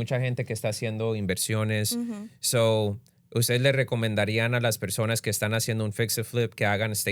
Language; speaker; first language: Spanish; early bilingual, other home language; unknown